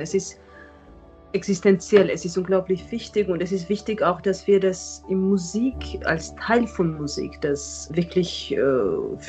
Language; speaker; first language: German; non-native, fluent; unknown